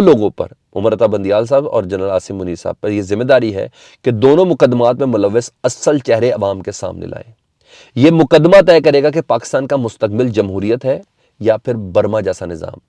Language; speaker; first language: Urdu; native; Urdu